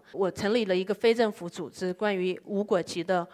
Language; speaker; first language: Chinese; non-native, fluent; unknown